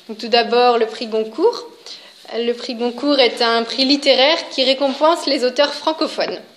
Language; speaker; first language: French; native; French